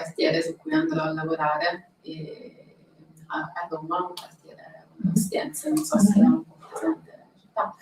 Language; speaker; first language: Italian; native; Italian